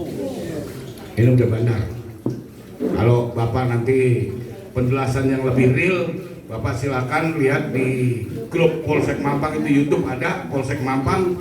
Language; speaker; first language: Indonesian; native; Indonesian